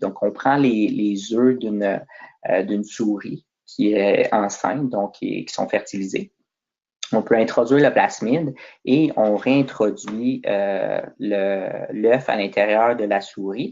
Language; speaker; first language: French; native; French